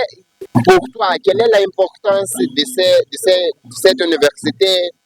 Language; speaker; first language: French; non-native, learner; Portuguese